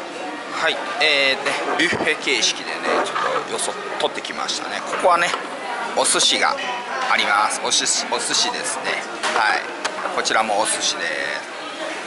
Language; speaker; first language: Japanese; native; Japanese